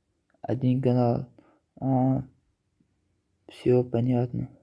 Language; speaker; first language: Russian; non-native, learner; Tajik